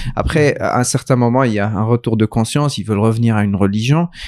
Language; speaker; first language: French; non-native, local second language; Arabic